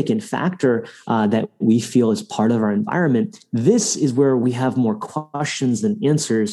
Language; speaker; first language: English; non-native, local second language; Bangla